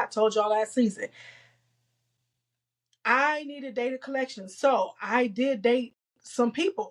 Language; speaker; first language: English; native; English